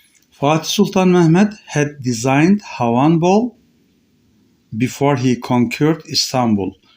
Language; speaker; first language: English; non-native, fluent; Turkish